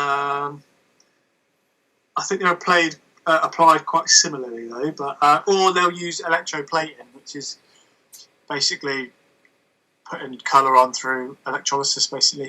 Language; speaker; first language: English; native; English